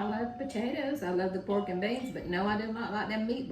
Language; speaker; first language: English; native; English